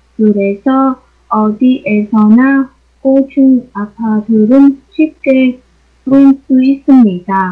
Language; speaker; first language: Korean; non-native, learner; Vietnamese